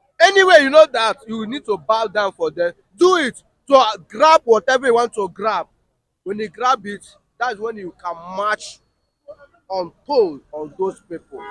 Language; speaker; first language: Nigerian Pidgin; non-native, local second language; Igbo